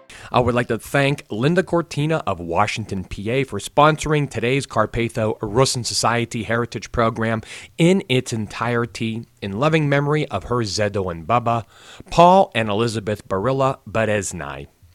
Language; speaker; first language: English; native; English